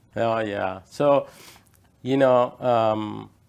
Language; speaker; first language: English; non-native, local second language; Odia